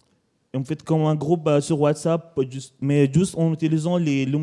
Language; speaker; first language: French; non-native, learner; Arabic